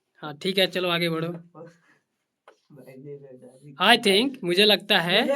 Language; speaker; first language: Hindi; native; Hindi